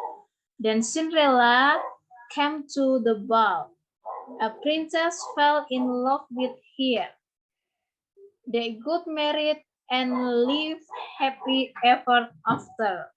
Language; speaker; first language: English; non-native, learner; Indonesian